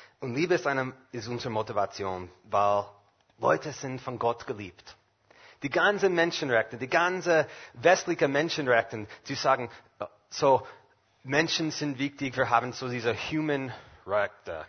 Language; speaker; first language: German; non-native, fluent; English